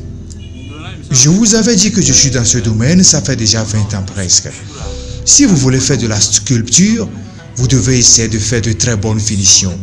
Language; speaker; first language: French; non-native, local second language; Ewe